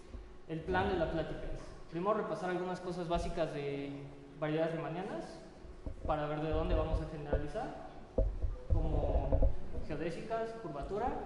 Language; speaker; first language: Spanish; native; Spanish